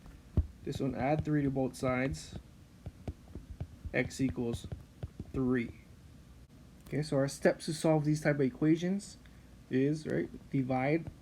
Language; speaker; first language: English; native; English